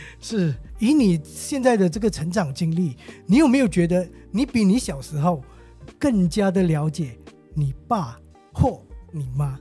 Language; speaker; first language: Chinese; native; Chinese